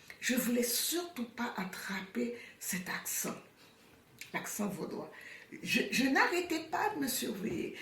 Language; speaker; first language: French; non-native, local second language; Haitian Creole